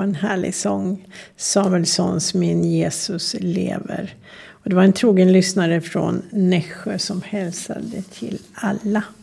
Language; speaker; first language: Swedish; native; Swedish